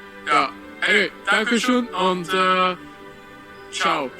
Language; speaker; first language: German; non-native, learner; English